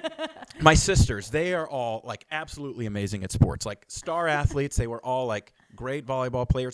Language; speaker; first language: English; native; English